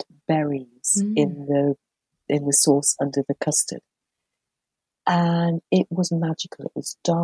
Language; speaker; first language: English; native; English